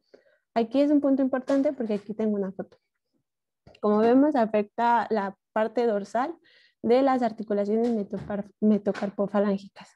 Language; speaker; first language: Spanish; native; Spanish